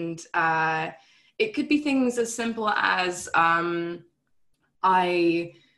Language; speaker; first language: English; native; English